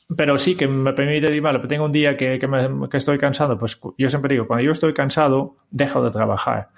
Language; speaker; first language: Spanish; non-native, fluent; Dutch